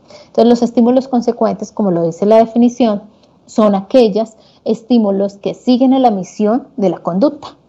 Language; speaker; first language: Spanish; native; Spanish